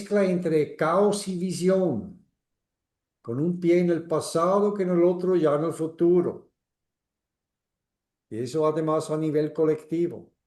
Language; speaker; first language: Spanish; non-native, fluent; German